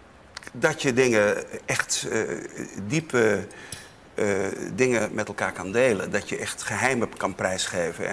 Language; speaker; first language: Dutch; native; Dutch